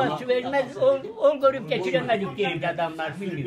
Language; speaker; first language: Turkish; native; Turkish